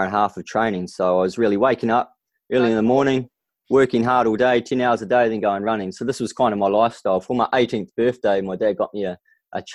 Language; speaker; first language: English; native; English